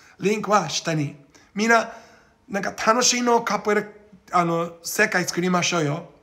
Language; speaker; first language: Japanese; non-native, learner; Portuguese